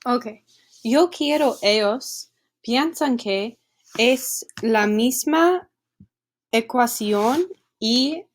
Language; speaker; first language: Spanish; non-native, learner; English